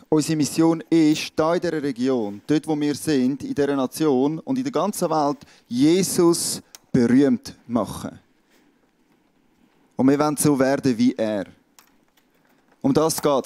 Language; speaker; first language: German; native; German